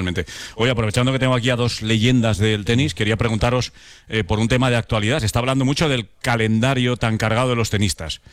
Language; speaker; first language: Spanish; native; Spanish